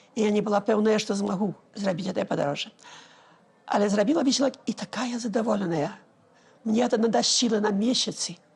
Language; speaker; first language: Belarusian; early bilingual, heritage; Belarusian